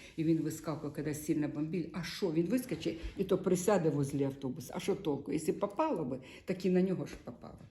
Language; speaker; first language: Ukrainian; non-native, local second language; Russian